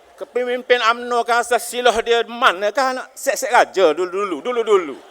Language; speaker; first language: Malay; native; Malay